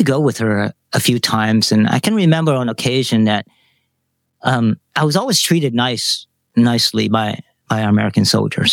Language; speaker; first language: English; early bilingual, other home language; Vietnamese